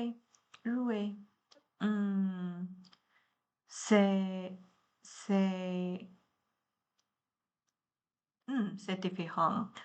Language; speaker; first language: French; non-native, learner; Chinese